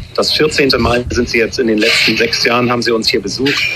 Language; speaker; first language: German; native; German